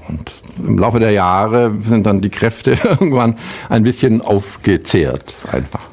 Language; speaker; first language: German; native; German